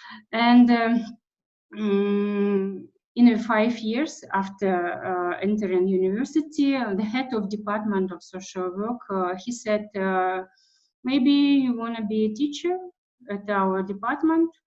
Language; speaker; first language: English; non-native, fluent; Russian